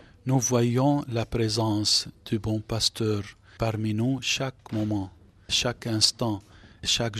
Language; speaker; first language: French; non-native, fluent; Arabic